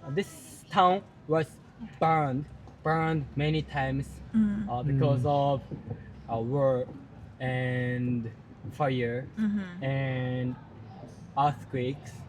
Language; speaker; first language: English; non-native, learner; Japanese